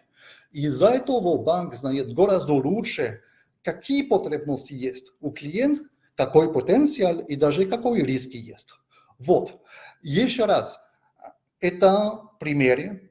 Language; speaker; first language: Russian; non-native, fluent; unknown